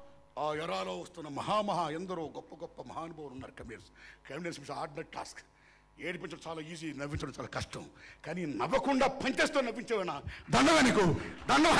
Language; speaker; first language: Telugu; native; Telugu